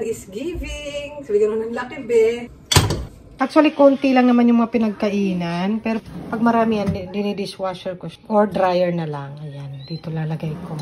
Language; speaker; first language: Filipino; native; Filipino